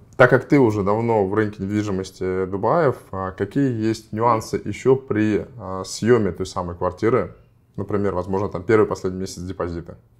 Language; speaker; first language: Russian; native; Russian